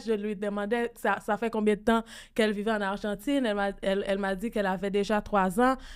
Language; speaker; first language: French; non-native, local second language; Haitian Creole